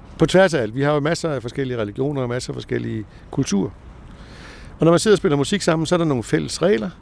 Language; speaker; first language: Danish; native; Danish